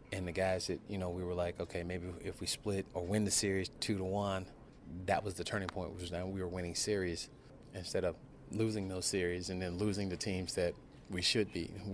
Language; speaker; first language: English; native; English